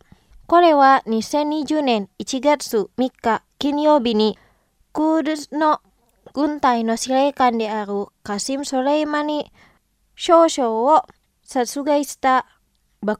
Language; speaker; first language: Japanese; non-native, fluent; Indonesian